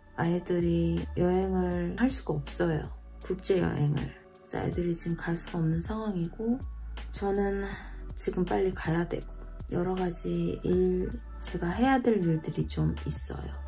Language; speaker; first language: Korean; native; Korean